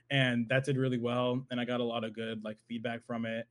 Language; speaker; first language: English; native; English